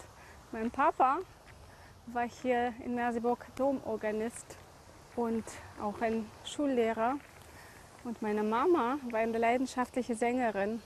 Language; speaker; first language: German; native; German